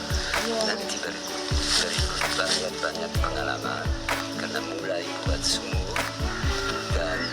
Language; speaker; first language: Indonesian; non-native, learner; French